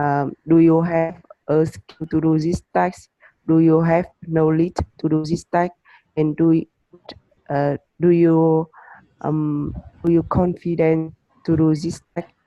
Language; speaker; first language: English; non-native, learner; Vietnamese